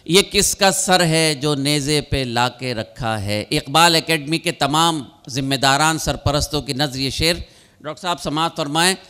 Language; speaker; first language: Urdu; native; Urdu